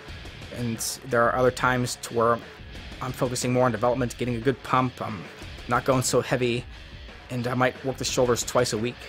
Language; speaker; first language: English; native; English